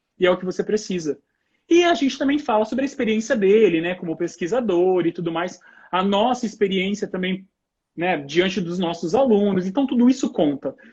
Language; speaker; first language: Portuguese; native; Portuguese